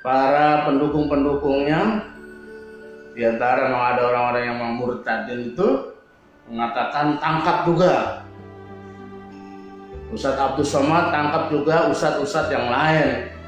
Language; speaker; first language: Indonesian; native; Indonesian